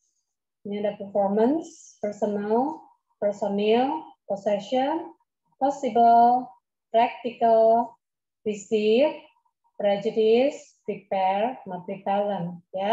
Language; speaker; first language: English; non-native, fluent; Indonesian